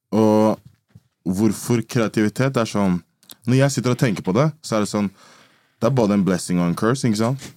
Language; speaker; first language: Norwegian; early bilingual, other home language; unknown